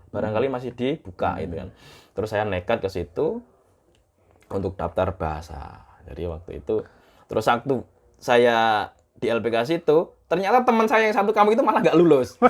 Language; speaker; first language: Indonesian; non-native, local second language; Javanese